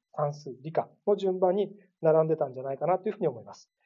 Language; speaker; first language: Japanese; native; Japanese